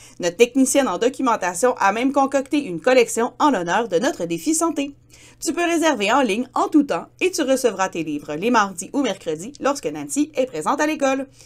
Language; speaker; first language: French; native; French